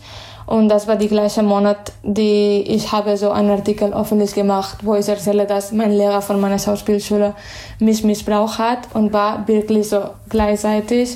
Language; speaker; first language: German; non-native, fluent; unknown